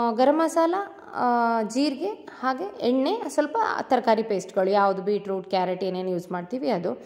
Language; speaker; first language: Kannada; native; Kannada